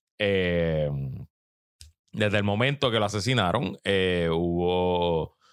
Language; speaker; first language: Spanish; native; Spanish